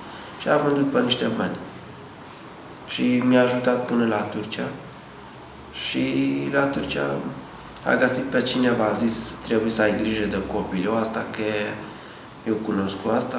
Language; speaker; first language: Romanian; non-native, learner; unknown